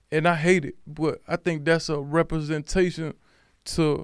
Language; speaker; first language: English; native; English